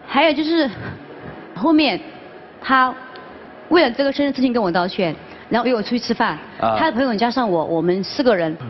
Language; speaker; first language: Chinese; native; Chinese